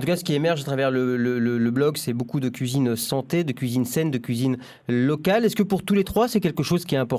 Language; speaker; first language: French; native; French